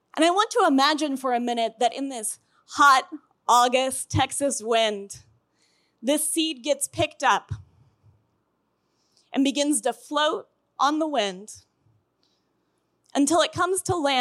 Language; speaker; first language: English; native; English